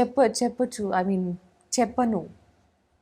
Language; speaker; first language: Telugu; non-native, learner; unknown